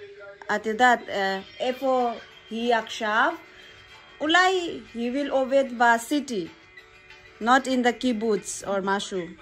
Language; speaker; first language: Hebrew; non-native, learner; Hindi